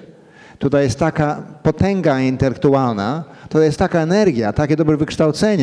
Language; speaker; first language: Polish; early bilingual, heritage; Polish